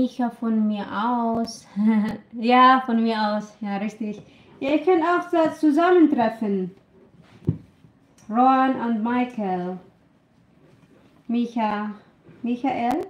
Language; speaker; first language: German; non-native, learner; Filipino